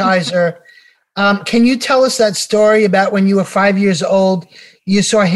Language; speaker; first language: English; native; English